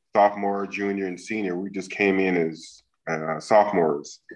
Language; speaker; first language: English; native; English